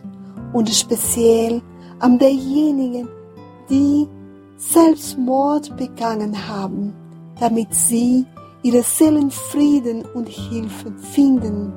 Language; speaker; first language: German; non-native, fluent; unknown